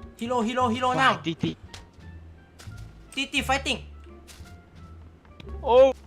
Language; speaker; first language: English; non-native, learner; Thai